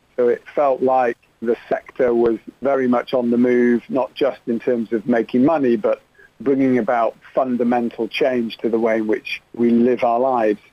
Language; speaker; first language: English; native; English